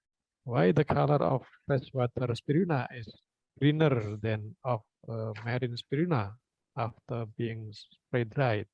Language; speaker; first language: English; non-native, fluent; Indonesian